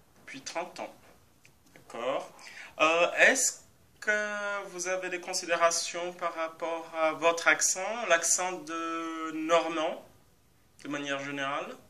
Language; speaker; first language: French; non-native, fluent; Portuguese